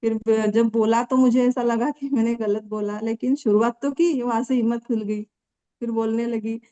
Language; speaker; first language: Hindi; non-native, local second language; Marathi